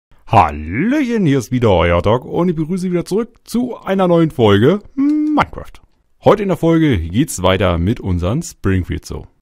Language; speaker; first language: German; native; German